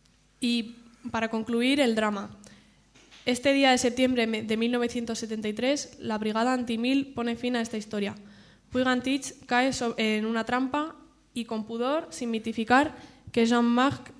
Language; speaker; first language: Spanish; native; Spanish